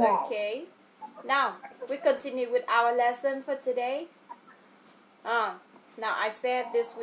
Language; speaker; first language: English; non-native, fluent; Vietnamese